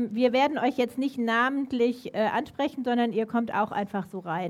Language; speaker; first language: German; native; German